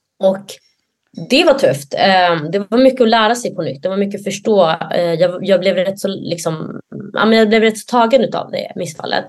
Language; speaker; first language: Swedish; early bilingual, other home language; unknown